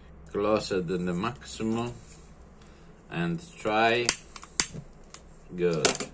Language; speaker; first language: English; non-native, learner; Italian